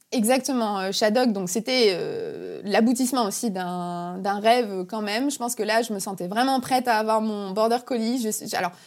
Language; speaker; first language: French; native; French